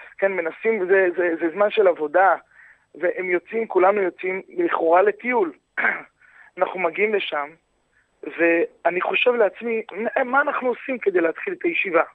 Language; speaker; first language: Hebrew; native; Hebrew